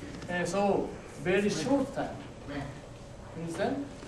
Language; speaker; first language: English; non-native, learner; Japanese